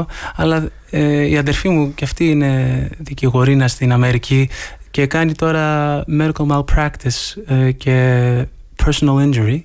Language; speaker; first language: Greek; early bilingual, heritage; Greek